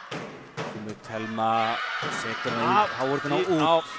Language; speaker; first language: Icelandic; native; Icelandic